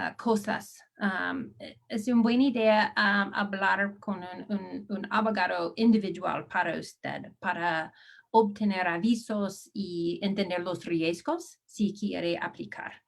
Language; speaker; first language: Spanish; non-native, learner; English